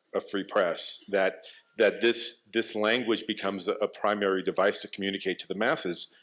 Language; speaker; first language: English; native; English